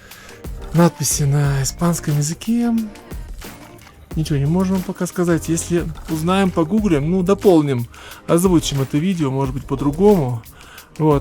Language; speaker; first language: Russian; native; Russian